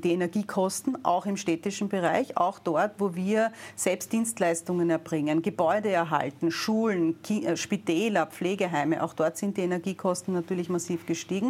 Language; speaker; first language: German; native; German